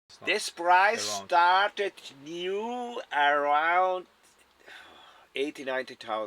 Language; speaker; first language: English; non-native, learner; German